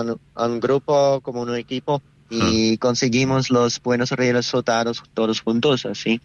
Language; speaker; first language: Spanish; non-native, learner; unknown